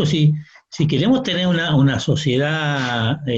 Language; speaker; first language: Spanish; native; Spanish